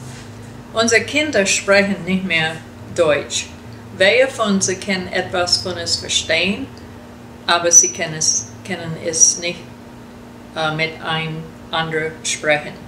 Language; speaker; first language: German; early bilingual, heritage; German